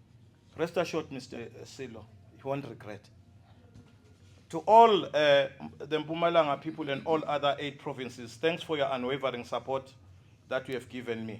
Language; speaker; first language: English; non-native, local second language; Zulu